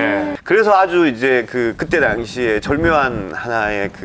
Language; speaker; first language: Korean; native; Korean